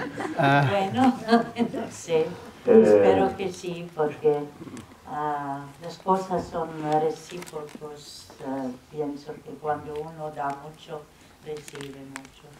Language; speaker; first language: Spanish; non-native, fluent; German